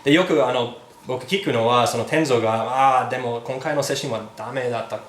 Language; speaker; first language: Japanese; non-native, fluent; English